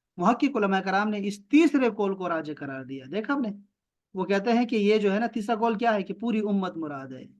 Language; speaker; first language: Urdu; non-native, local second language; Pashto